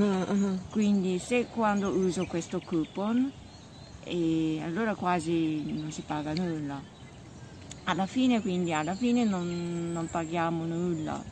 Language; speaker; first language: Italian; non-native, learner; Japanese